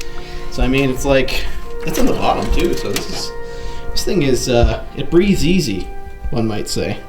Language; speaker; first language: English; native; English